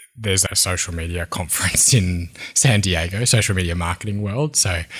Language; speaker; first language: English; native; English